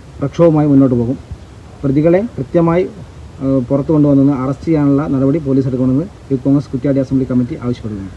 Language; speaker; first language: Malayalam; native; Malayalam